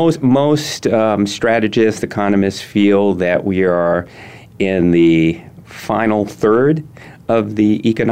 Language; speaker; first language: English; native; English